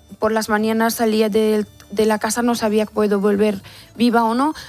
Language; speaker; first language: Spanish; non-native, learner; Persian